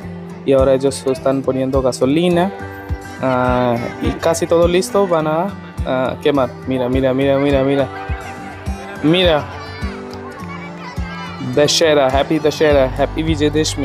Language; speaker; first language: Spanish; non-native, fluent; Hindi